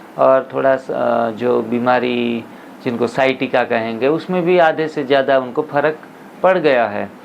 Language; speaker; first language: Hindi; non-native, local second language; Gujarati